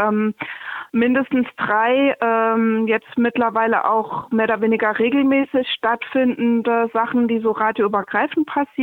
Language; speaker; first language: German; native; German